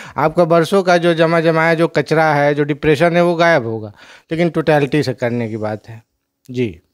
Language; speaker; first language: Hindi; native; Hindi